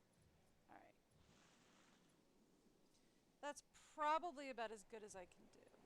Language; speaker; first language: English; native; English